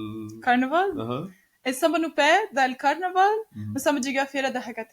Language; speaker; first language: Arabic; non-native, learner; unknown